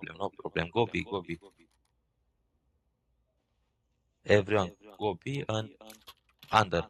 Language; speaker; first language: English; non-native, learner; Romanian